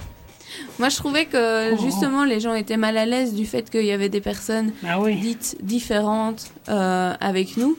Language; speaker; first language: French; native; French